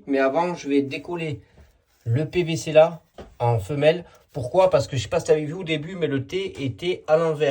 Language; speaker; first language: French; native; French